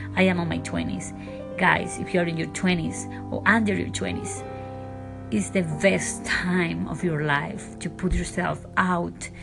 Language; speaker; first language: English; non-native, fluent; Spanish